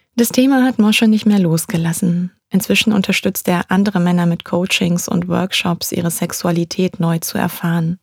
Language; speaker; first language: German; native; German